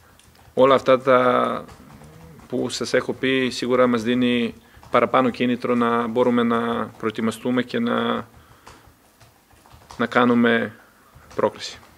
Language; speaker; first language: Greek; non-native, fluent; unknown